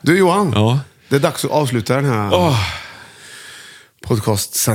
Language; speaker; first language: Swedish; native; Swedish